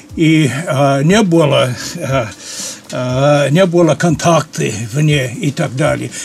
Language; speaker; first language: Russian; non-native, fluent; English